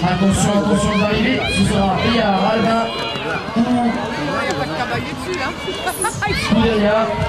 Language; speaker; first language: French; native; French